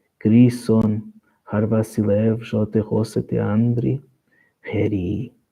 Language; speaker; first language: Greek; non-native, learner; Portuguese